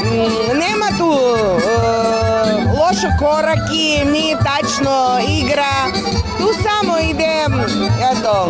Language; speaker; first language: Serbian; non-native, fluent; Russian